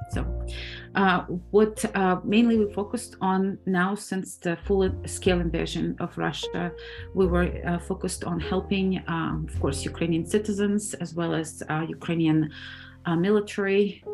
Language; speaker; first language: English; non-native, fluent; Ukrainian